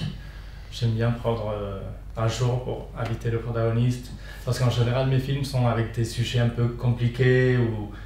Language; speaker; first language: French; non-native, fluent; Spanish